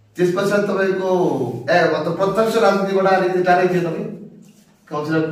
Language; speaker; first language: Nepali; native; Nepali